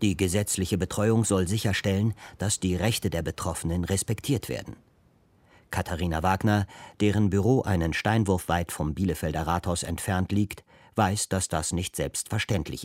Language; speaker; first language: German; native; German